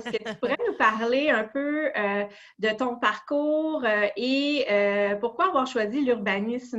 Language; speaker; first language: French; native; French